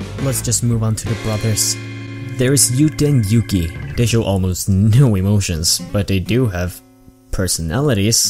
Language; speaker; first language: English; native; English